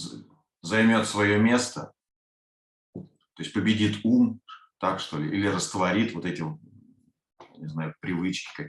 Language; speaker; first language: Russian; native; Russian